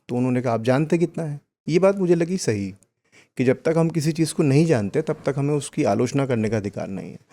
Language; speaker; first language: Hindi; native; Hindi